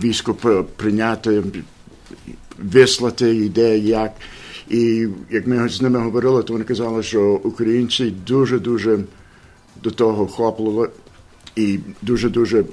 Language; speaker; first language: Ukrainian; early bilingual, heritage; Ukrainian